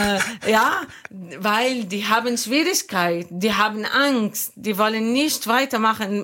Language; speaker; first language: German; non-native, fluent; Arabic